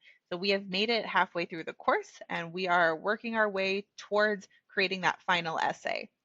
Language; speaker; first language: English; native; English